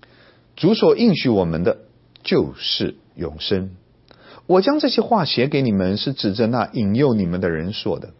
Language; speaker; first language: Chinese; native; Chinese